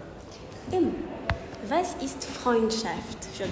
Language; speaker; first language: German; non-native, learner; French